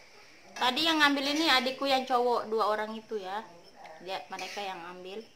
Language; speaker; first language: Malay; non-native, local second language; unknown